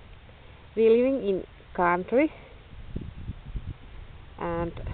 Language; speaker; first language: English; non-native, learner; Finnish